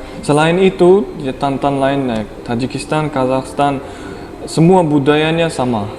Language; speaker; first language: Indonesian; non-native, fluent; Turkmen